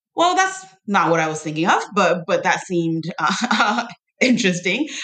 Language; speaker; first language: English; non-native, fluent; Chinese